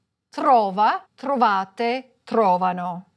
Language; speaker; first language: Italian; non-native, fluent; English